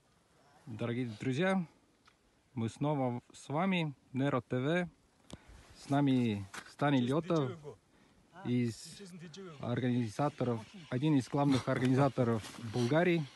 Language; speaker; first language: Russian; native; Russian